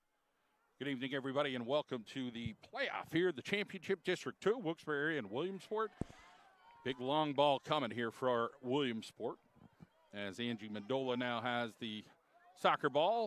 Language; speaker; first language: English; native; English